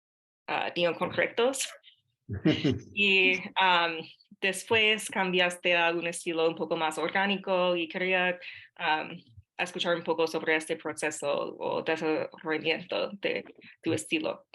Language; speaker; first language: Spanish; non-native, fluent; English